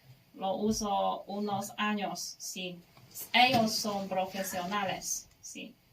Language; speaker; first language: Spanish; non-native, learner; Chinese